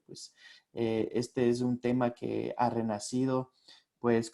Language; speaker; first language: Spanish; native; Spanish